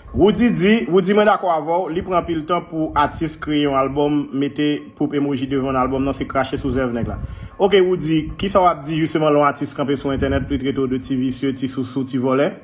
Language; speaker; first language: Haitian Creole; native; Haitian Creole